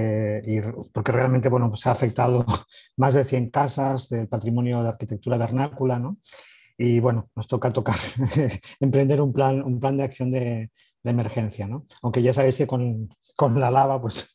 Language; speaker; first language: Spanish; native; Spanish